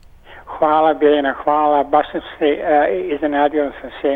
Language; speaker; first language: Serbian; early bilingual, heritage; Serbian